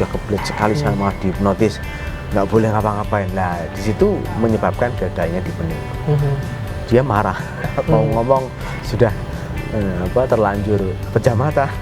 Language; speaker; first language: Indonesian; native; Indonesian